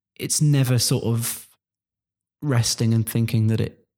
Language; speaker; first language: English; native; English